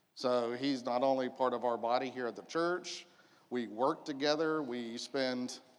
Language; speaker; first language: English; native; English